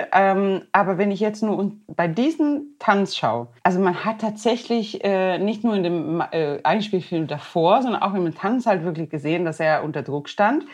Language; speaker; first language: German; non-native, fluent; Swedish